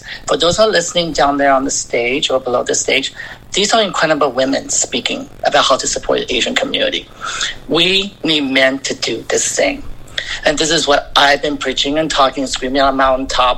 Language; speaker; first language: English; native; English